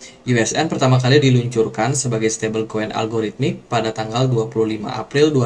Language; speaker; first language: Indonesian; native; Indonesian